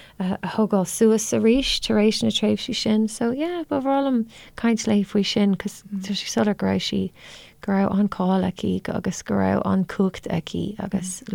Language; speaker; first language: Irish; non-native, local second language; English